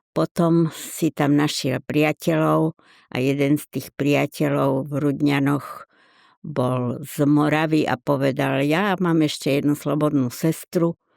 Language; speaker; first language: Slovak; native; Slovak